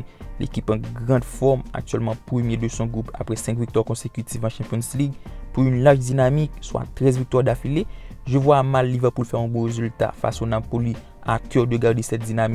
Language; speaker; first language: French; native; French